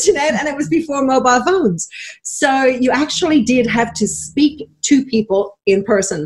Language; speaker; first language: English; native; English